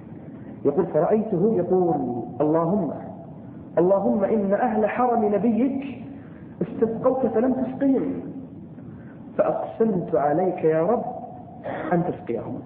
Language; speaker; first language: Arabic; native; Arabic